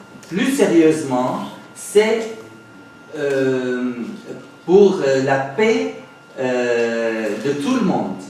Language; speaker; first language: French; non-native, fluent; Arabic